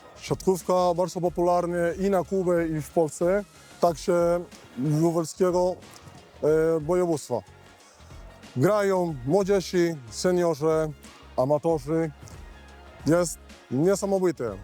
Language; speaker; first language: Polish; non-native, learner; Spanish